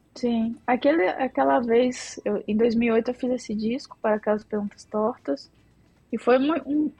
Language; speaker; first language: Portuguese; native; Portuguese